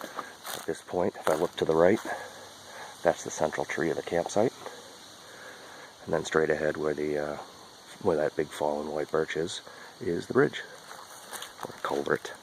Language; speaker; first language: English; native; English